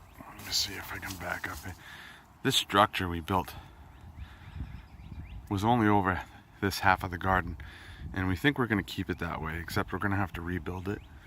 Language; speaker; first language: English; native; English